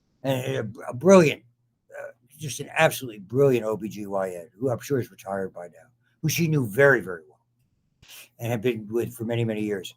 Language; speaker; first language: English; native; English